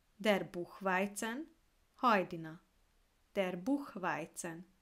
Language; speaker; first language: German; non-native, fluent; Hungarian